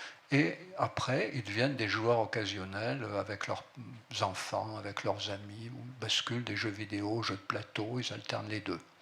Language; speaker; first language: French; native; French